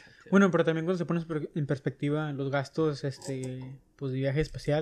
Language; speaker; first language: Spanish; native; Spanish